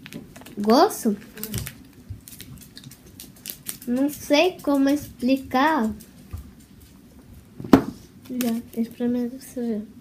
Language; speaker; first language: Portuguese; early bilingual, heritage; Portuguese